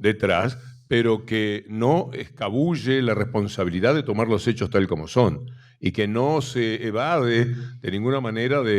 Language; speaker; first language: Spanish; native; Spanish